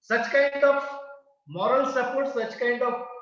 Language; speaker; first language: English; non-native, local second language; Marathi